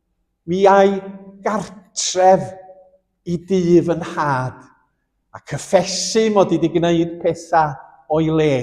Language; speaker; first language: Welsh; native; Welsh